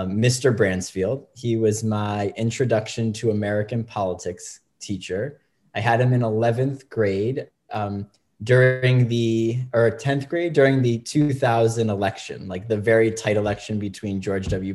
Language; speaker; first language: English; native; English